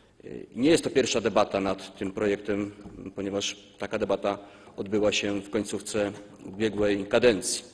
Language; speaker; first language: Polish; native; Polish